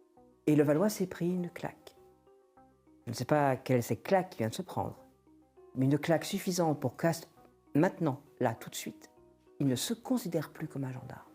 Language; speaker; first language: French; native; French